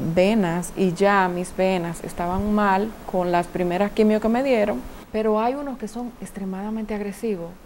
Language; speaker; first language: Spanish; native; Spanish